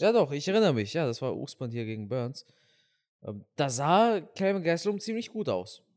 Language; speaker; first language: German; native; German